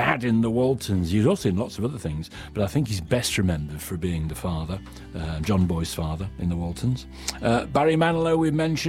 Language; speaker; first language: English; native; English